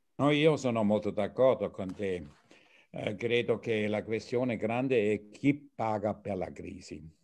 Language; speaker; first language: Italian; non-native, fluent; German